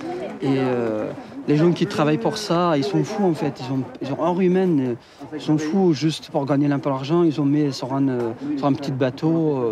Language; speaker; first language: French; non-native, fluent; Kurdish